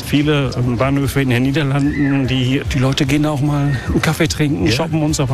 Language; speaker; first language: German; native; German